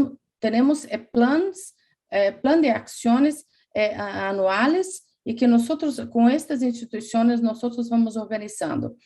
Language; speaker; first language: Spanish; non-native, fluent; Portuguese